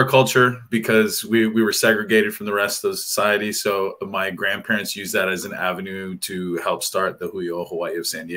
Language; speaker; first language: English; native; English